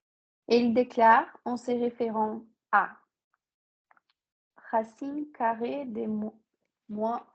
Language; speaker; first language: French; non-native, fluent; Portuguese